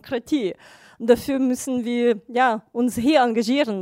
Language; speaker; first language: German; non-native, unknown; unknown